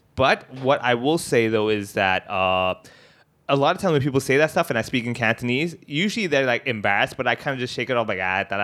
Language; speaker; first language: English; early bilingual, other home language; Arabic